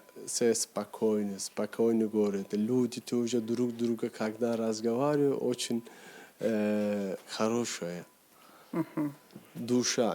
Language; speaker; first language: Russian; non-native, learner; Turkish